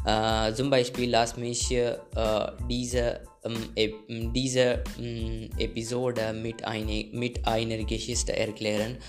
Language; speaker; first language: German; non-native, learner; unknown